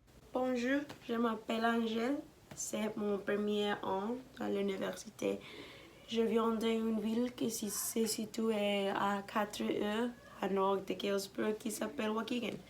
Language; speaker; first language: French; non-native, learner; English